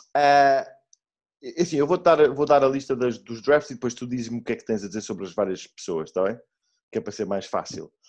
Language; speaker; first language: Portuguese; native; Portuguese